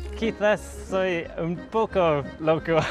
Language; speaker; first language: Spanish; non-native, learner; English